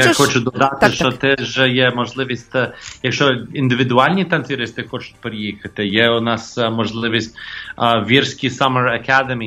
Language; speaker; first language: Ukrainian; non-native, fluent; English